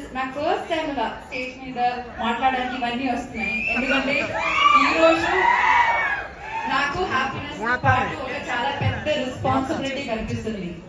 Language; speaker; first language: Telugu; non-native, fluent; Malayalam